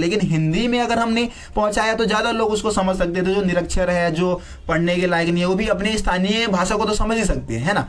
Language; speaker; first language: Hindi; native; Hindi